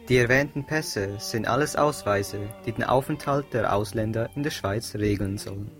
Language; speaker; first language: German; native; German